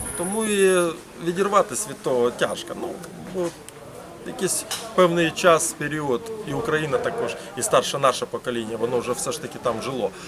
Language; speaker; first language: Ukrainian; early bilingual, heritage; Ukrainian